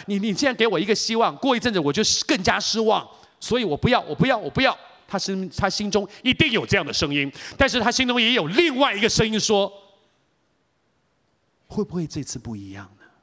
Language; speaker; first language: Chinese; native; Chinese